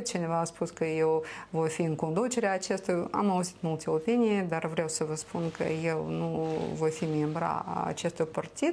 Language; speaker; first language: Romanian; non-native, local second language; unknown